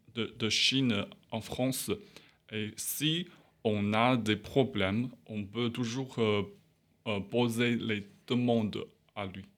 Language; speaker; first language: French; non-native, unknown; Chinese